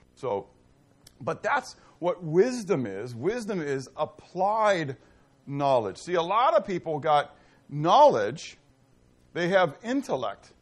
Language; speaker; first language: English; native; English